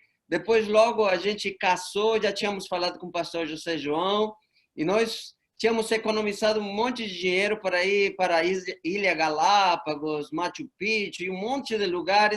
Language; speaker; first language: Portuguese; non-native, fluent; Spanish